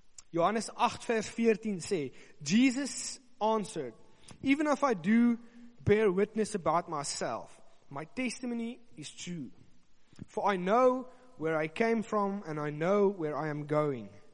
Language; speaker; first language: English; non-native, local second language; Afrikaans